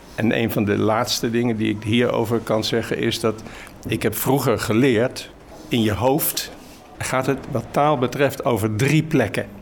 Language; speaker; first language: Dutch; native; Dutch